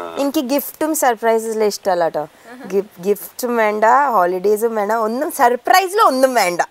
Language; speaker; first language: Malayalam; early bilingual, heritage; Malayalam